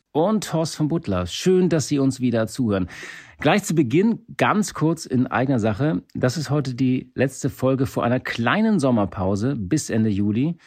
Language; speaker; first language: German; native; German